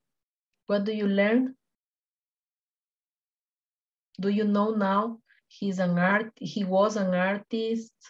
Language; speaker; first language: English; non-native, learner; Spanish